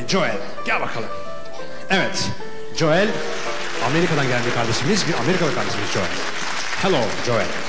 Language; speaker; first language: Turkish; native; Turkish